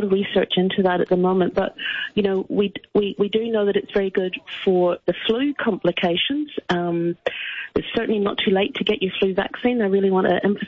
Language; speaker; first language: English; native; English